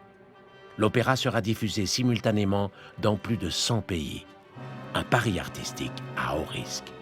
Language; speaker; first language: French; native; French